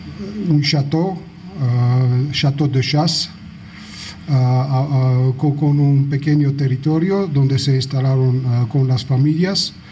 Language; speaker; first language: Spanish; non-native, fluent; Georgian